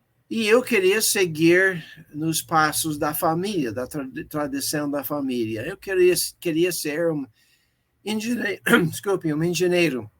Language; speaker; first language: Portuguese; non-native, fluent; English